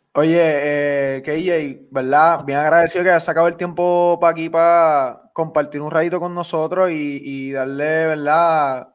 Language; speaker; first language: Spanish; native; Spanish